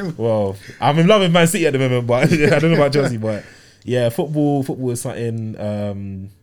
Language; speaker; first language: English; early bilingual, other home language; Yoruba